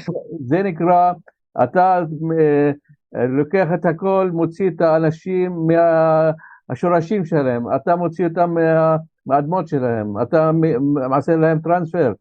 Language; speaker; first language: Hebrew; non-native, local second language; Arabic